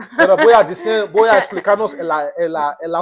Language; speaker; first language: Spanish; non-native, learner; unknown